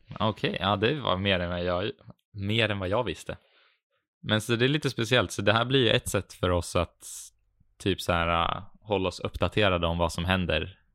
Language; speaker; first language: Swedish; native; Swedish